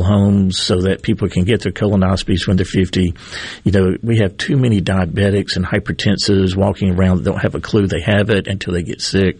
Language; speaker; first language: English; native; English